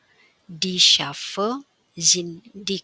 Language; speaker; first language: German; non-native, fluent; Indonesian